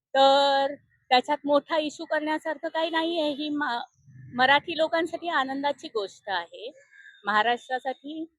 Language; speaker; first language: Marathi; native; Marathi